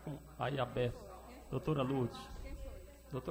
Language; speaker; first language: Portuguese; native; Portuguese